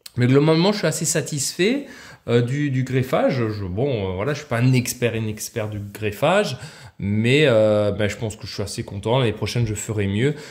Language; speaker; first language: French; native; French